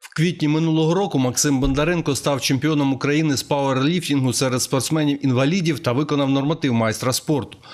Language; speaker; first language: Ukrainian; native; Ukrainian